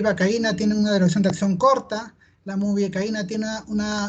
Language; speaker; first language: Spanish; native; Spanish